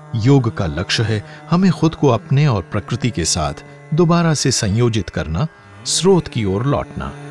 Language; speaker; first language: Hindi; native; Hindi